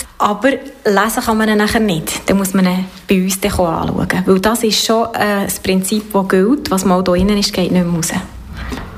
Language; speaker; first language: German; native; German